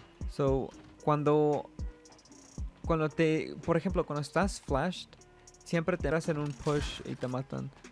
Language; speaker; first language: Spanish; early bilingual, heritage; Spanish